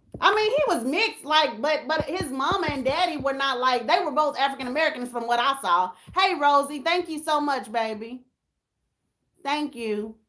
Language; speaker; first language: English; native; English